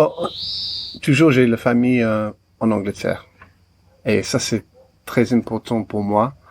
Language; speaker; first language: French; non-native, learner; English